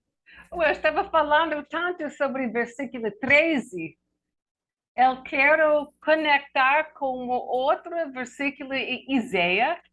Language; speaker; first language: Portuguese; non-native, learner; English